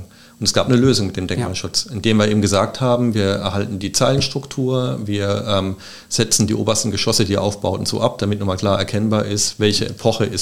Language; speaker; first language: German; native; German